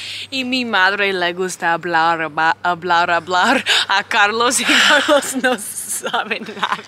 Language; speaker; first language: Spanish; non-native, learner; English